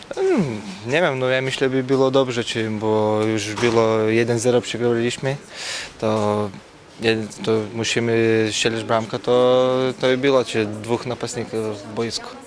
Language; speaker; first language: Polish; non-native, learner; Lithuanian